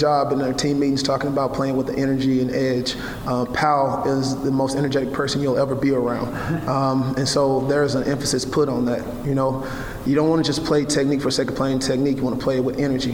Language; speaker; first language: English; native; English